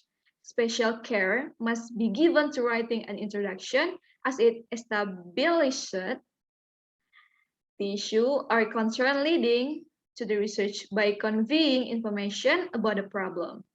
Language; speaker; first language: English; non-native, learner; Indonesian